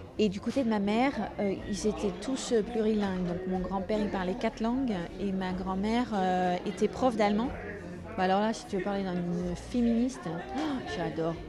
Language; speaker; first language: French; non-native, fluent; Dutch